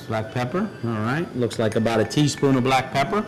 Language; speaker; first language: English; native; English